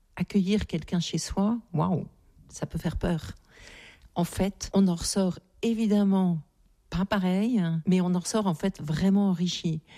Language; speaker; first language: French; native; French